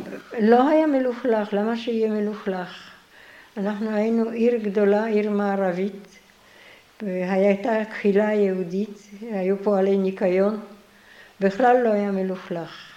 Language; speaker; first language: Hebrew; non-native, fluent; Polish